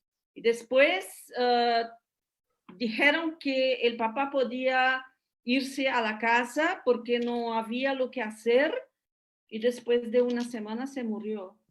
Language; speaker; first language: Spanish; non-native, fluent; Portuguese